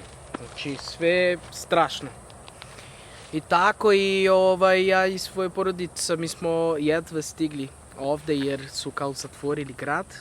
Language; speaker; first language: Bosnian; non-native, fluent; Portuguese